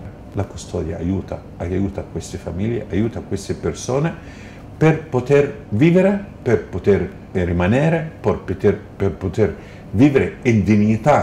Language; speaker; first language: Italian; non-native, fluent; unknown